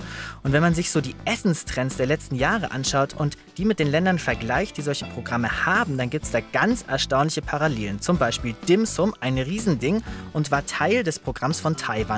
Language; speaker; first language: German; native; German